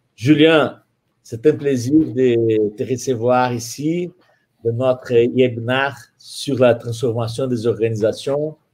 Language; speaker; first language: French; non-native, fluent; Portuguese